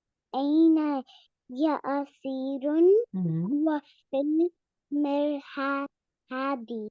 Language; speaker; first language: Arabic; non-native, learner; Urdu